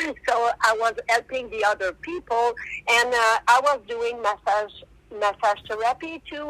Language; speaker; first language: English; non-native, fluent; French